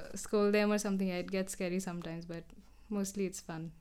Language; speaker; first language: English; non-native, local second language; Hindi